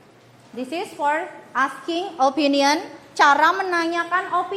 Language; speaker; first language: English; non-native, fluent; Indonesian